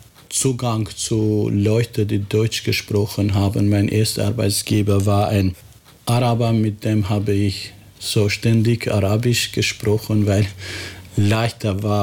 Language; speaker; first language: German; non-native, fluent; Albanian